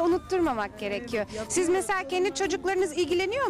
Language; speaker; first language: Turkish; native; Turkish